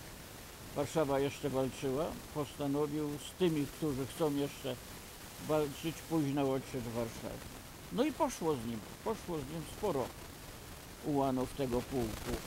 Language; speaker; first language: Polish; native; Polish